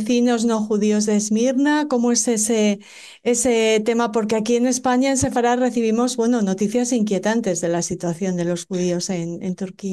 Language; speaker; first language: Spanish; native; Spanish